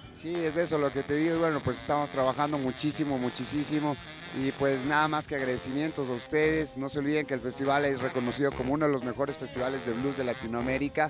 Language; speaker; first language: Spanish; native; Spanish